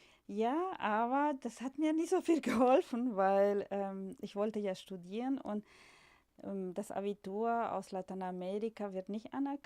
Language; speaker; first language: German; non-native, fluent; Spanish